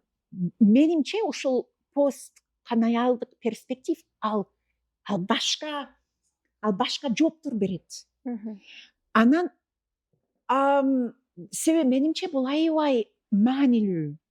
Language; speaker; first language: Kyrgyz; non-native, fluent; English